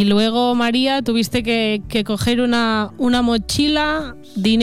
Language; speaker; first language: Spanish; non-native, local second language; Catalan